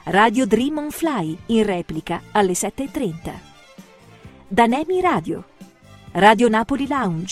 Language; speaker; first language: Italian; native; Italian